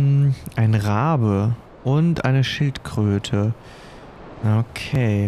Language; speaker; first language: German; native; German